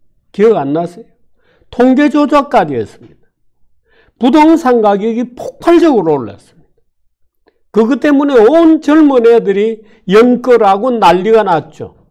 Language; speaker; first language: Korean; native; Korean